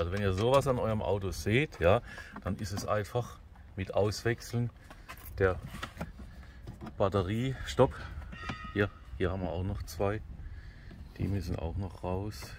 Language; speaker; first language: German; native; German